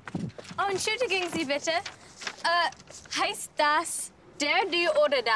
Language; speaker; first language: German; non-native, learner; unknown